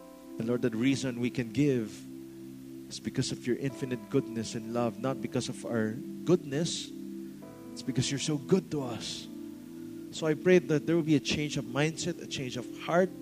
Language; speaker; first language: English; non-native, local second language; Filipino